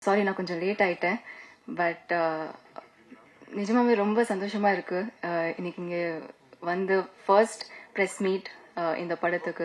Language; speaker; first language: Tamil; non-native, fluent; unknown